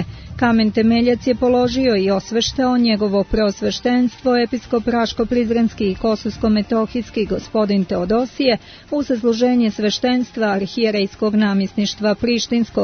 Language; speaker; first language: Croatian; native; Croatian